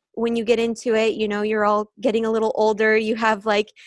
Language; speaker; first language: English; native; English